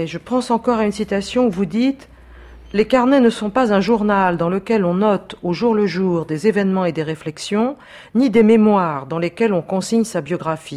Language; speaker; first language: French; native; French